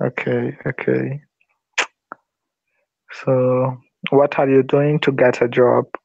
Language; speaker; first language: English; non-native, learner; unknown